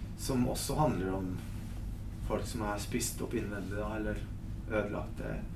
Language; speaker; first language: Norwegian; early bilingual, other home language; Spanish